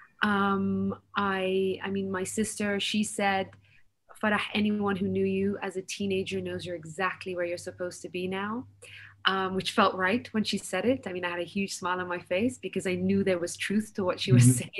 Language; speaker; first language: English; native; English